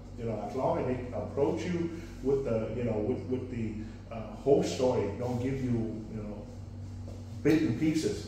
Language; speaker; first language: English; non-native, fluent; Vietnamese